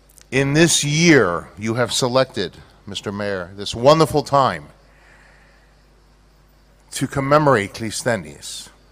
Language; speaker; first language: English; early bilingual, other home language; Greek